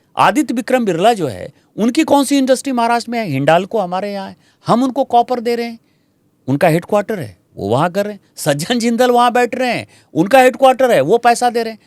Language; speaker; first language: Hindi; native; Hindi